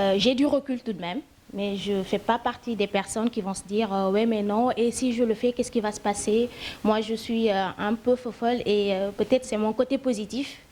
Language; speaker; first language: French; non-native, local second language; Wolof